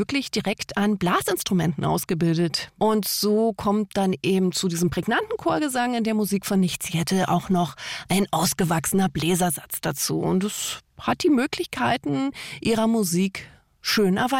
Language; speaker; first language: German; native; German